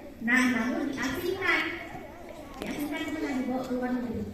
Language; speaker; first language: Indonesian; native; Indonesian